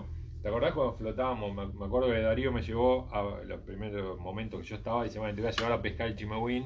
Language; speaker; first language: Spanish; native; Spanish